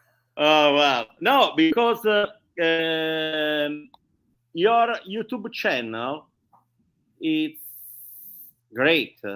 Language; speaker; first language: English; non-native, learner; Italian